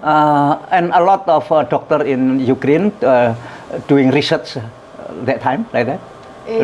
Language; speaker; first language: English; non-native, learner; Indonesian